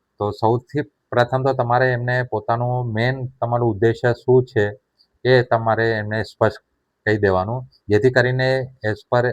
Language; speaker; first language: Gujarati; non-native, local second language; Sindhi